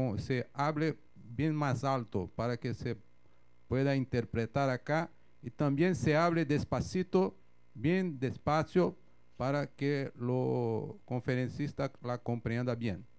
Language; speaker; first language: Spanish; non-native, fluent; Portuguese